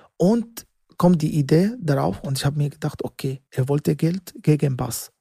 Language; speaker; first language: German; non-native, learner; Arabic